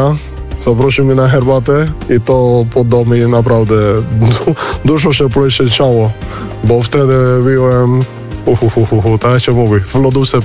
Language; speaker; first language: Polish; non-native, fluent; Spanish